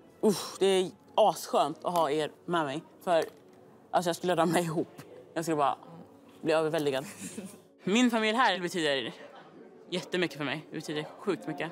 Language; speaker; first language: Swedish; early bilingual, other home language; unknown